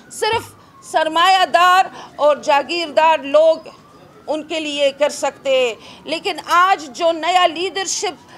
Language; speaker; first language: Urdu; non-native, fluent; Arabic